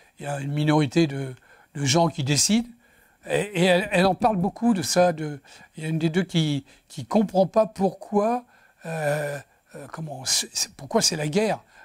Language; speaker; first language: French; native; French